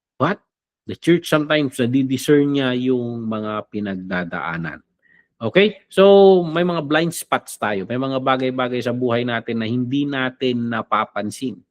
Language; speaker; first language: Filipino; non-native, local second language; Iloko